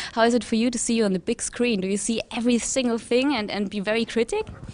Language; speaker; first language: English; non-native, fluent; German